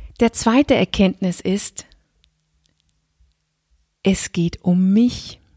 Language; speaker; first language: German; non-native, fluent; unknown